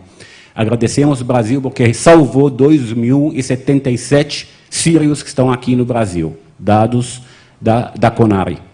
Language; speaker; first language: Portuguese; non-native, fluent; Arabic